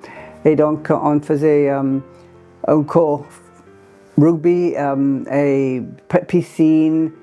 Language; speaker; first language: French; non-native, fluent; English